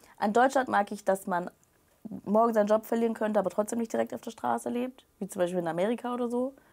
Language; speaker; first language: German; native; German